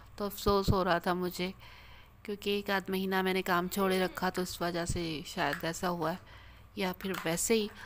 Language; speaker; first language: Urdu; native; Urdu